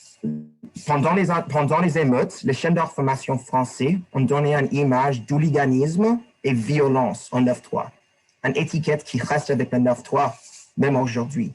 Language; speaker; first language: French; non-native, learner; English